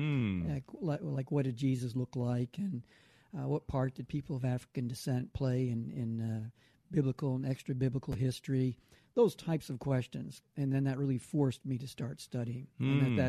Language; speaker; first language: English; native; English